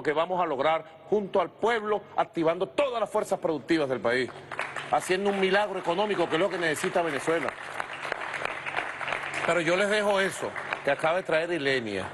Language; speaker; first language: Spanish; native; Spanish